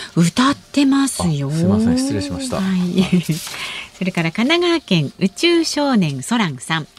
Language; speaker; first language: Japanese; early bilingual, other home language; Chinese